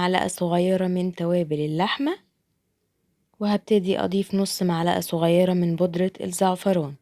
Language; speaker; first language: Arabic; native; Arabic